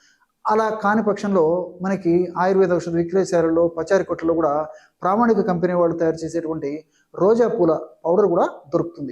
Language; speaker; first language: Telugu; native; Telugu